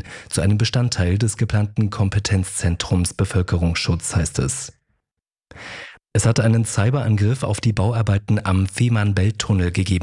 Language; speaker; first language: German; native; German